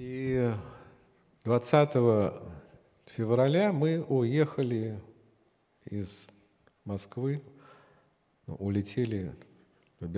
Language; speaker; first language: Russian; native; Russian